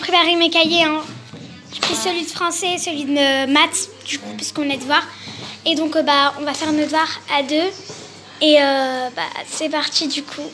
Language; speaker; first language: French; early bilingual, other home language; Arabic